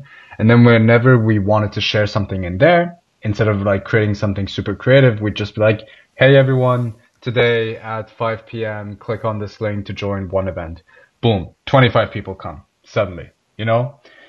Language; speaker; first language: English; non-native, fluent; Persian